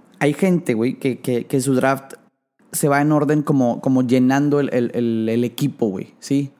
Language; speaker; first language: Spanish; native; Spanish